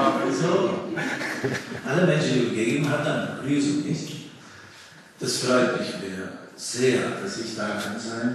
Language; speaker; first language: German; early bilingual, heritage; German